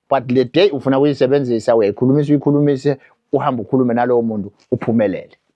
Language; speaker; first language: Zulu; non-native, local second language; Swati